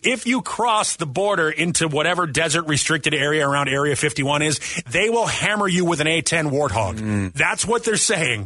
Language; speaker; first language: English; native; English